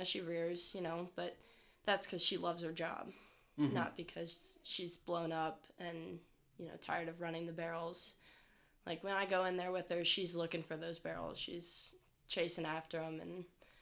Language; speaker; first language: English; native; English